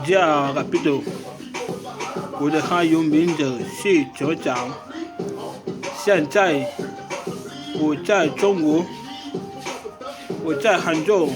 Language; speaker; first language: Chinese; non-native, learner; Spanish